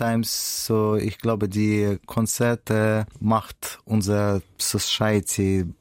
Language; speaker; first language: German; non-native, learner; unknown